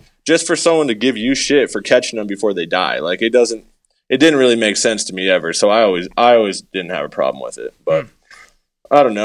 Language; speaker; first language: English; native; English